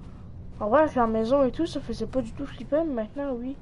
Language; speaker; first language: French; native; French